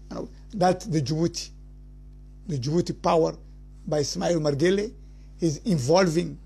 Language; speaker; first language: English; non-native, learner; Somali